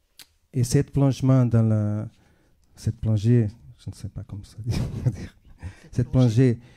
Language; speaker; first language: French; non-native, fluent; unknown